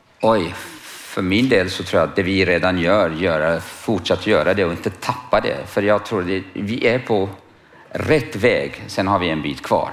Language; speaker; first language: Swedish; non-native, fluent; Kurdish